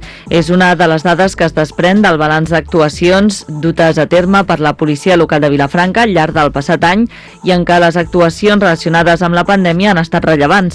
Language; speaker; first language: Catalan; native; Catalan